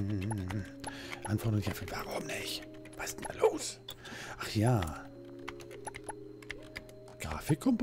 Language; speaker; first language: German; native; German